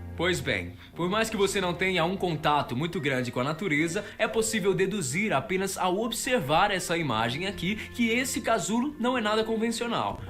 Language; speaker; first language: Portuguese; native; Portuguese